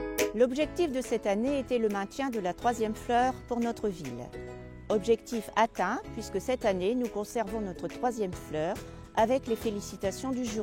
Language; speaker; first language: French; native; French